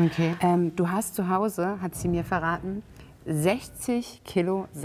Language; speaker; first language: German; native; German